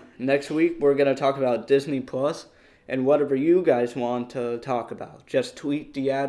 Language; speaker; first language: English; native; English